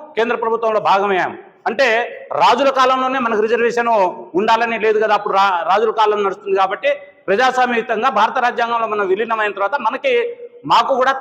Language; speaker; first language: Telugu; non-native, local second language; Lambadi